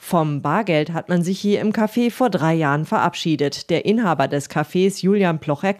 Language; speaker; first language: German; native; German